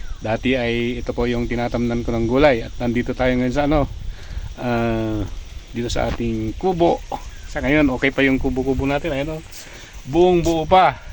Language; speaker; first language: Filipino; non-native, local second language; Iloko